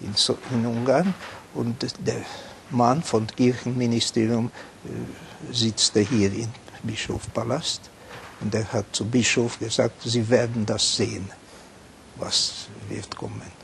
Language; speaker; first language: German; non-native, fluent; Hungarian